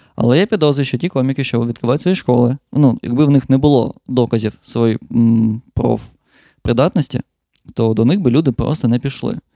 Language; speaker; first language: Ukrainian; non-native, local second language; Russian